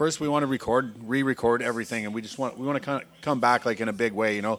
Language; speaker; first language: English; native; English